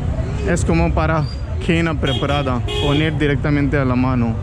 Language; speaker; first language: Spanish; non-native, learner; Hindi